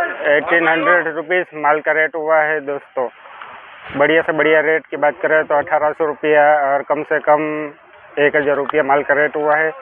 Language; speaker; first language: Hindi; non-native, local second language; Gujarati